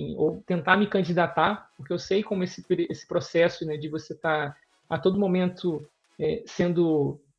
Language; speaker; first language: Portuguese; native; Portuguese